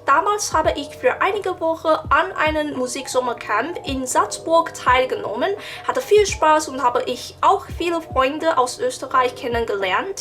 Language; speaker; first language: German; non-native, learner; Chinese